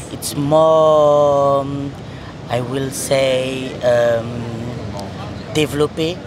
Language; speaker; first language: English; non-native, learner; French